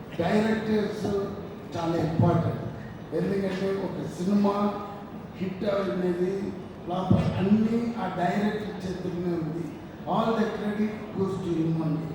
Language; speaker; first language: Telugu; non-native, fluent; Tamil